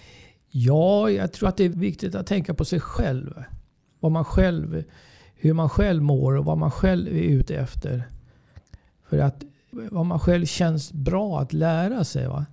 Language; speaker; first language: Swedish; native; Swedish